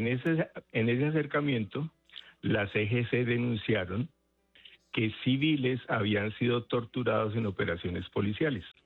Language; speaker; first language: Spanish; native; Spanish